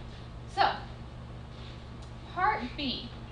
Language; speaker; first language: English; native; English